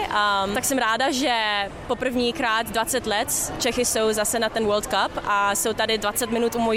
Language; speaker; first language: Czech; early bilingual, heritage; English